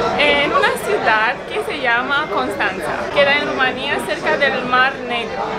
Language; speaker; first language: Spanish; non-native, fluent; Romanian